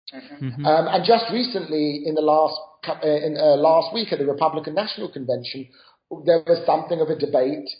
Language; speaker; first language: English; native; English